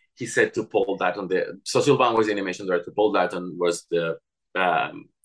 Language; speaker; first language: English; non-native, fluent; Spanish